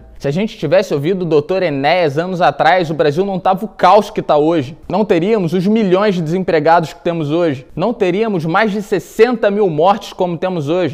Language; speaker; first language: Portuguese; native; Portuguese